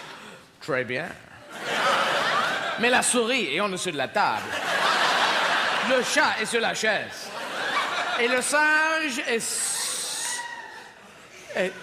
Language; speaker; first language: French; non-native, learner; English